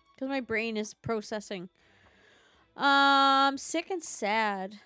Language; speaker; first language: English; native; English